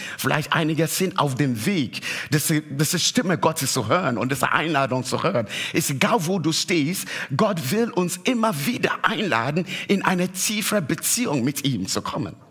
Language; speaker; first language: German; non-native, fluent; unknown